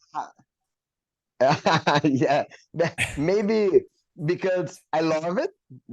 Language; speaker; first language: English; non-native, learner; Portuguese